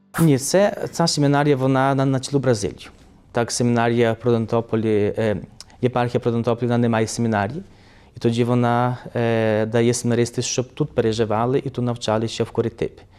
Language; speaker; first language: Ukrainian; early bilingual, heritage; Ukrainian